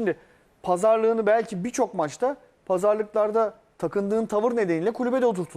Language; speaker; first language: Turkish; native; Turkish